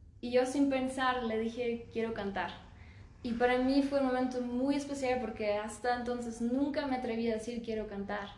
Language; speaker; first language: Spanish; early bilingual, heritage; Spanish